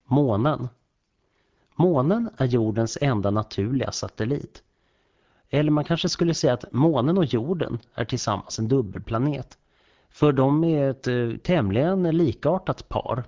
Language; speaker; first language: Swedish; native; Swedish